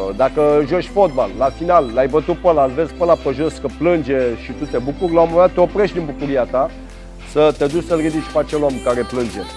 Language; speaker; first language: Romanian; early bilingual, heritage; Romanian